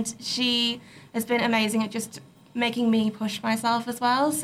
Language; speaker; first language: English; native; English